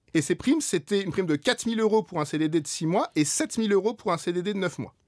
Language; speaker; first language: French; native; French